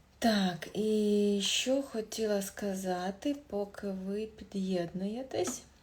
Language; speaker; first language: Ukrainian; non-native, local second language; Russian